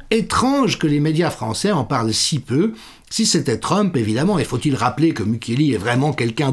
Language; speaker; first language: French; native; French